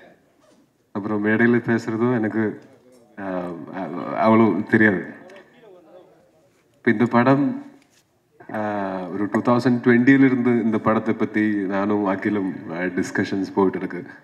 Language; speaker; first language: Tamil; non-native, learner; Malayalam